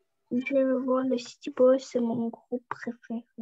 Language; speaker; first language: French; non-native, learner; Russian